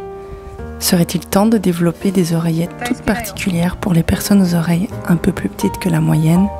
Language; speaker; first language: French; native; French